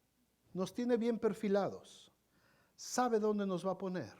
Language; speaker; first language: Spanish; native; Spanish